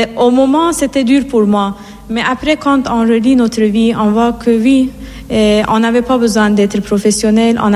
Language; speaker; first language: French; non-native, fluent; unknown